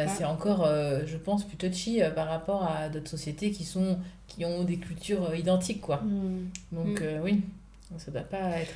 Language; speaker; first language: French; native; French